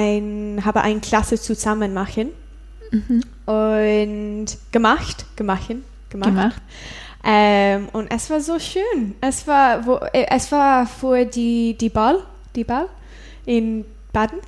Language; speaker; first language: German; non-native, learner; English